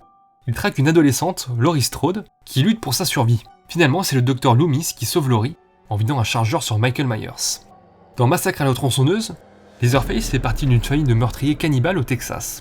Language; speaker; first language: French; native; French